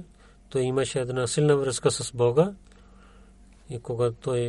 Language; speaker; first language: Bulgarian; non-native, learner; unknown